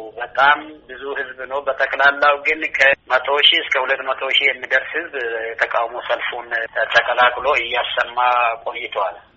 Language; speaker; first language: Amharic; non-native, local second language; Oromo